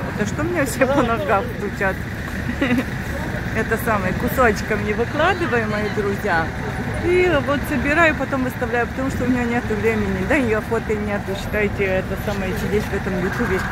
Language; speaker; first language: Russian; native; Russian